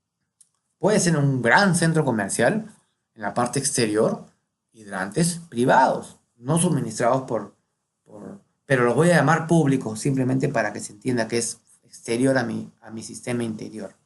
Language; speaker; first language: Spanish; native; Spanish